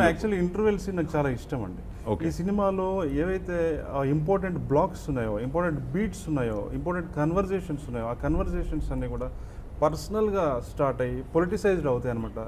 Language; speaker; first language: Telugu; native; Telugu